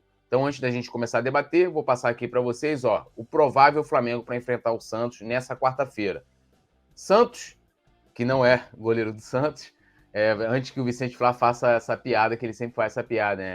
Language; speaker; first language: Portuguese; native; Portuguese